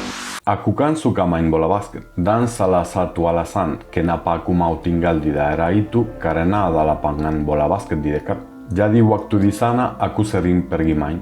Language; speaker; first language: Indonesian; non-native, fluent; Spanish